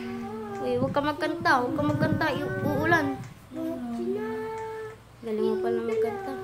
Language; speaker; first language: Filipino; native; Filipino